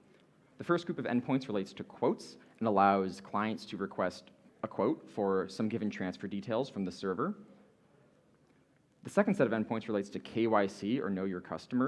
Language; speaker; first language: English; native; English